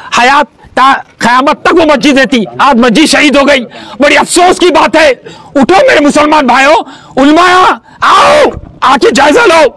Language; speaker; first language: Hindi; non-native, local second language; Urdu